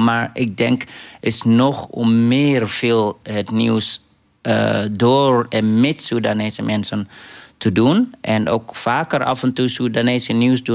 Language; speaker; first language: Dutch; non-native, fluent; Arabic